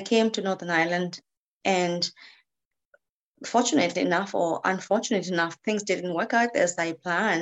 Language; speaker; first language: English; native; English